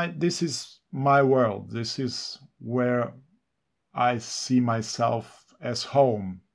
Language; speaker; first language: English; non-native, fluent; Serbian